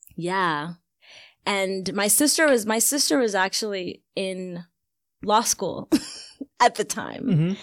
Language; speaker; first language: English; early bilingual, other home language; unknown